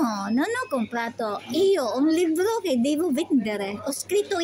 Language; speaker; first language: Italian; non-native, learner; Filipino